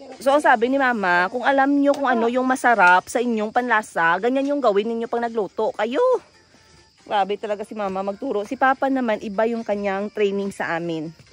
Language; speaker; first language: Filipino; non-native, local second language; Cebuano